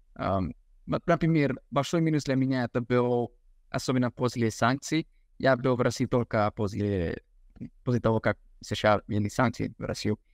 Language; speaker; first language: Russian; non-native, fluent; English